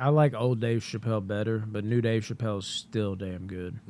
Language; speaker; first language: English; native; English